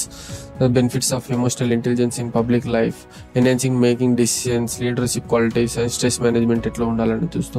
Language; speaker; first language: Telugu; native; Telugu